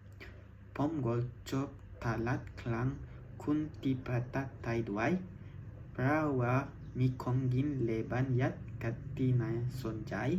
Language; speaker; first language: Thai; non-native, learner; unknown